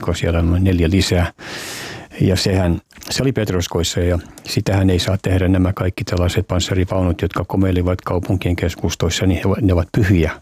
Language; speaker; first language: Finnish; early bilingual, heritage; Finnish